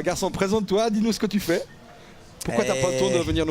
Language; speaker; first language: French; native; French